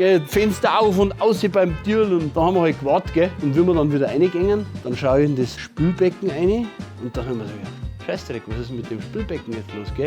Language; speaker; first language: German; native; German